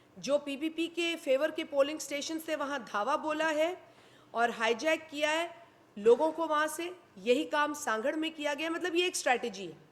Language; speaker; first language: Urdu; non-native, local second language; Sindhi